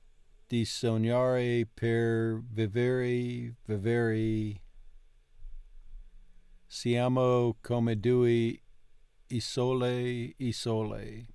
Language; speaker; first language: Italian; non-native, learner; English